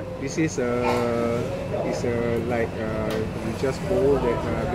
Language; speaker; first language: English; non-native, learner; Indonesian